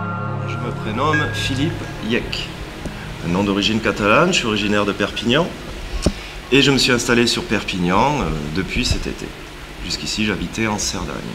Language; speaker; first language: French; native; French